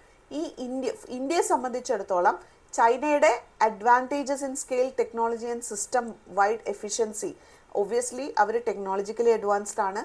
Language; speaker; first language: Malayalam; native; Malayalam